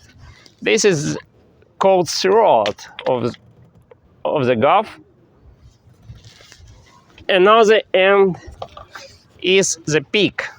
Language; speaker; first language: English; non-native, fluent; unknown